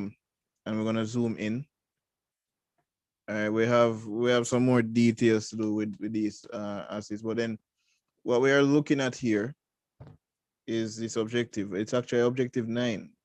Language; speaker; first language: English; native; English